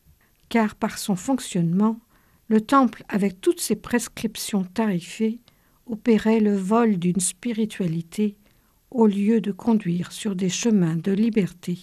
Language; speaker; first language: French; native; French